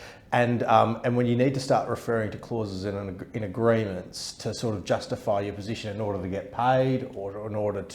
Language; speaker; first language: English; native; English